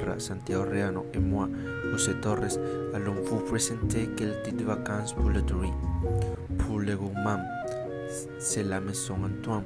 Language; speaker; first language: French; non-native, learner; Spanish